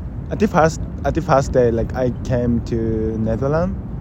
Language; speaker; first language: English; non-native, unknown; Japanese